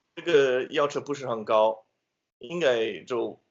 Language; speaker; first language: Chinese; non-native, fluent; English